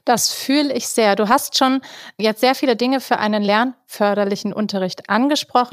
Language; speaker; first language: German; native; German